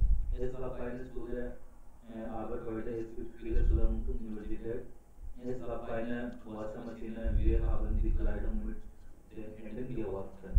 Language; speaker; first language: German; non-native, learner; Hindi